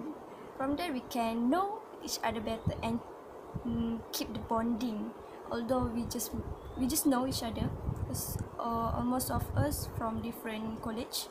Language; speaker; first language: English; non-native, learner; Malay